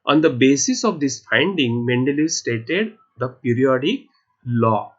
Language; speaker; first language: English; non-native, local second language; Marathi